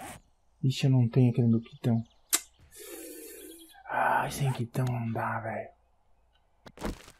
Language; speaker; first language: Portuguese; native; Portuguese